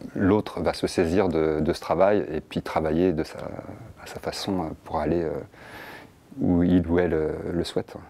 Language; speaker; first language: French; native; French